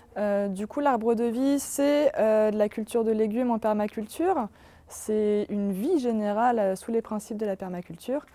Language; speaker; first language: French; native; French